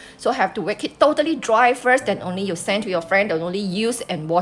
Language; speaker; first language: English; non-native, local second language; Chinese